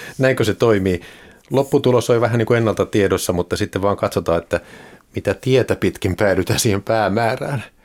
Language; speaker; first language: Finnish; native; Finnish